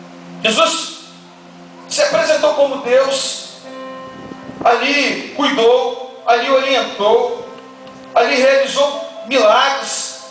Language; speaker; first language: Portuguese; native; Portuguese